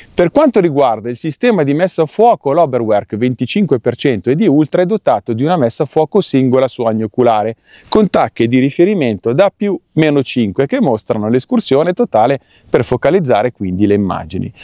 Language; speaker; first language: Italian; native; Italian